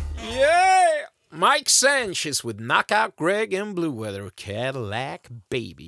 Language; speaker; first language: English; non-native, fluent; Swedish